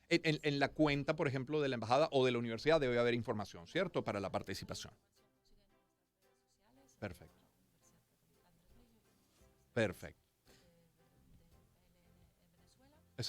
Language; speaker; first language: Spanish; native; Spanish